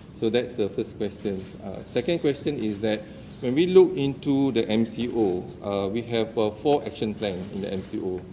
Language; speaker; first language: English; non-native, local second language; Malay